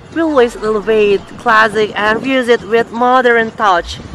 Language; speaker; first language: English; non-native, learner; Indonesian